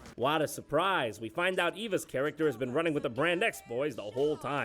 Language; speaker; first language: English; native; English